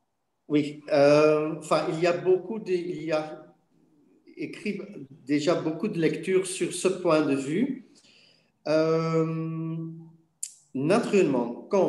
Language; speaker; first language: French; non-native, fluent; Dutch